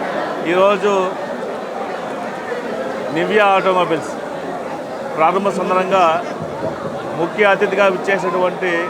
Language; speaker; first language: Telugu; native; Telugu